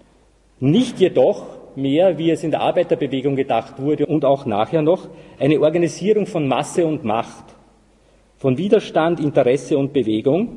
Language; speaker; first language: German; native; German